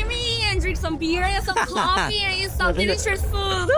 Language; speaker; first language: English; non-native, learner; Chinese